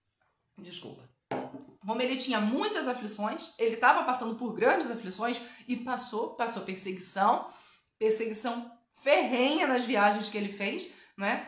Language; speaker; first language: Portuguese; native; Portuguese